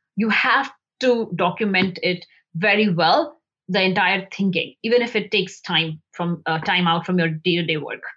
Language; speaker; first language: English; non-native, local second language; Hindi